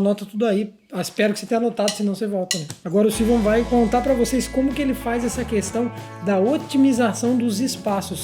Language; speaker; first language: Portuguese; native; Portuguese